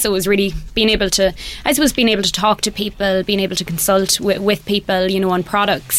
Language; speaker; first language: English; native; English